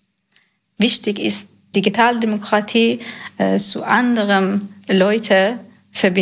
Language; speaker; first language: German; non-native, learner; Persian